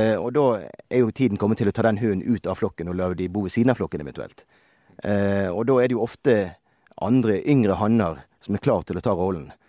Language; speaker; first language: Norwegian; native; Norwegian